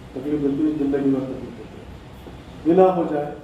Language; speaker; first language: Hindi; non-native, local second language; Marathi